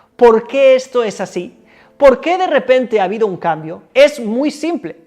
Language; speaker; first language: Spanish; native; Spanish